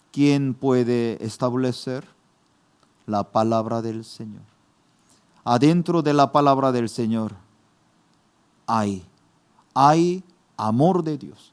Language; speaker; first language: Spanish; non-native, fluent; Korean